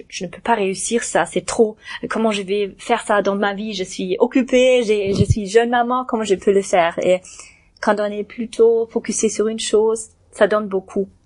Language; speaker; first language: French; non-native, learner; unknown